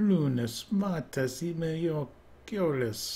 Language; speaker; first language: Spanish; non-native, learner; English